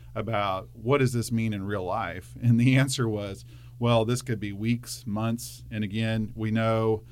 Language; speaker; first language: English; native; English